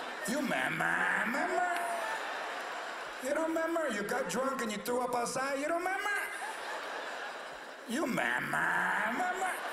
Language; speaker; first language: English; early bilingual, other home language; Spanish